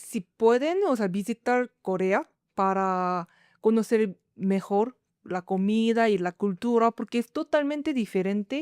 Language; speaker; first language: Spanish; non-native, fluent; Korean